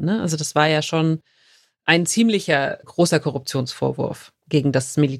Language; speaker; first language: German; native; German